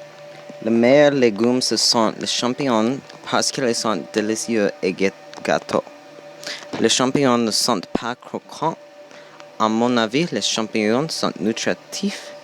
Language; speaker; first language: French; non-native, learner; English